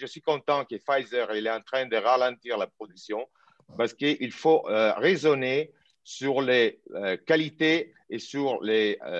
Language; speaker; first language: French; non-native, fluent; Italian